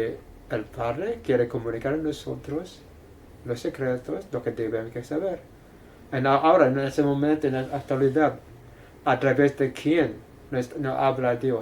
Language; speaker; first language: Spanish; non-native, fluent; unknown